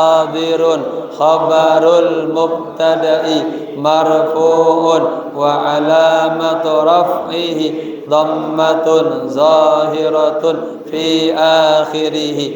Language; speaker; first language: Arabic; non-native, fluent; Indonesian